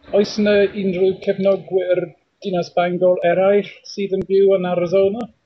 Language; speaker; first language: Welsh; non-native, fluent; English